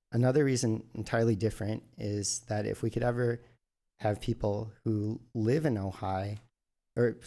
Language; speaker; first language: English; native; English